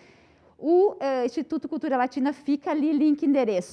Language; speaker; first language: Portuguese; native; Portuguese